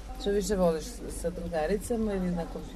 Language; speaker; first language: Serbian; native; Serbian